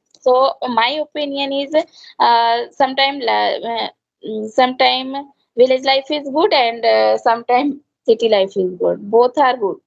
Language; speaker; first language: English; non-native, learner; Hindi